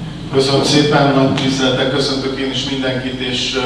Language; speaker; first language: Hungarian; native; Hungarian